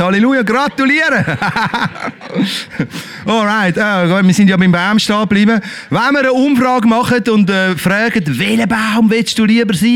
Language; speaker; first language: German; native; German